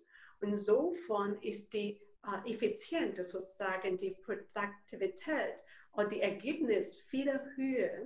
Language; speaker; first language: German; non-native, learner; Chinese